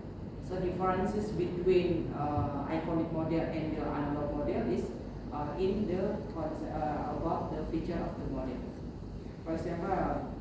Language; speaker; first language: English; non-native, learner; Indonesian